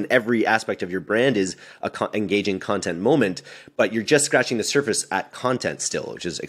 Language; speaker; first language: English; native; English